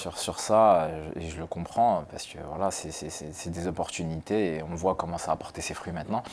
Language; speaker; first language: French; native; French